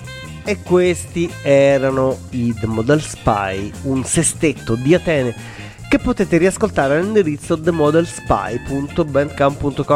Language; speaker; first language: Italian; native; Italian